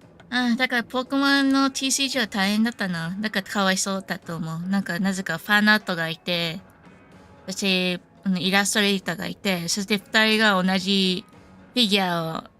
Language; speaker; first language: Japanese; non-native, fluent; English